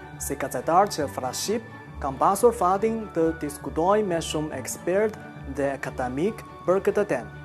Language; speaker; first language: Albanian; non-native, fluent; Chinese